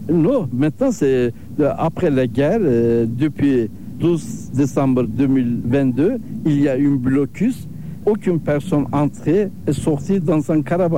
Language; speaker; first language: French; non-native, learner; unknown